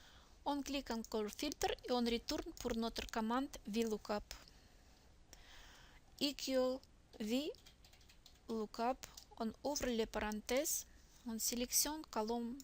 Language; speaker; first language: French; non-native, learner; Russian